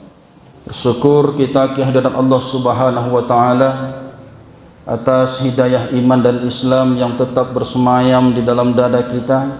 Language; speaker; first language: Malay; non-native, local second language; Minangkabau